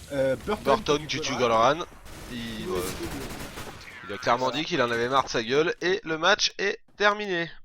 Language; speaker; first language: French; native; French